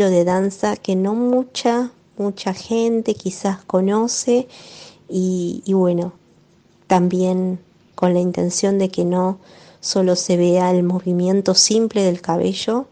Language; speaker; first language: Spanish; native; Spanish